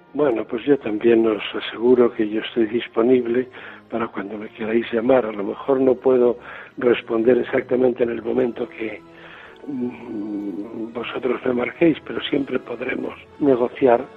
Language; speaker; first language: Spanish; native; Spanish